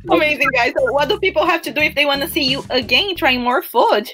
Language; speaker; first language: English; non-native, fluent; Portuguese